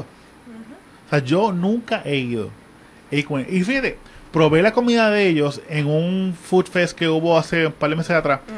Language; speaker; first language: Spanish; native; Spanish